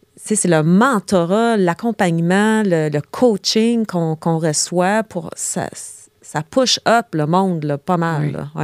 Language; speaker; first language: French; native; French